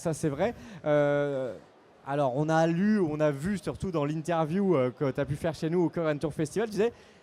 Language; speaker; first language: French; native; French